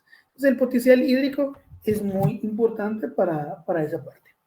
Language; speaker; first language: Spanish; native; Spanish